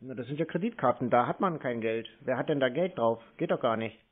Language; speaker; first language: German; native; German